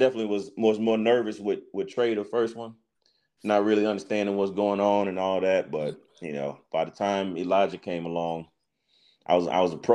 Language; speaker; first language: English; native; English